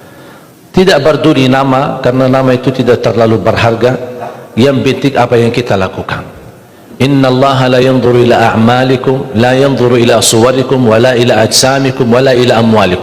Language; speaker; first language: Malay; non-native, fluent; Arabic